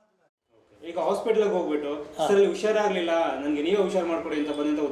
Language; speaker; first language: Kannada; native; Kannada